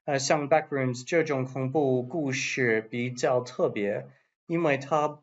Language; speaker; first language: Chinese; non-native, learner; English